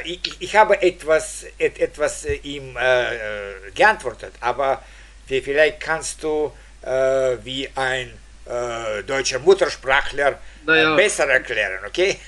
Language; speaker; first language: German; non-native, fluent; Russian